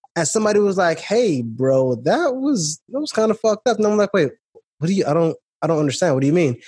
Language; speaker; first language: English; native; English